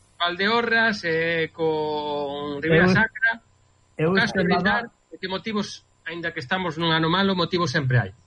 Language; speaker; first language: Galician; native; Galician